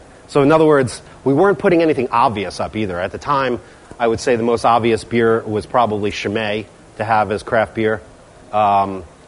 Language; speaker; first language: English; native; English